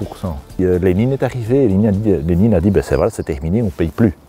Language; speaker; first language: French; native; French